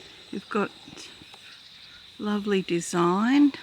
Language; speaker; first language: English; native; English